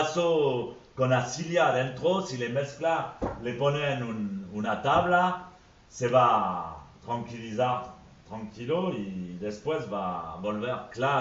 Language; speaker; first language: Spanish; non-native, fluent; French